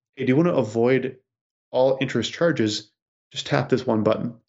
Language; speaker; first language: English; native; English